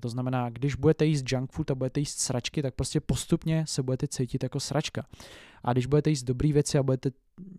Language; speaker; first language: Czech; native; Czech